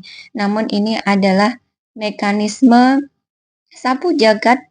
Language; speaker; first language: Indonesian; native; Indonesian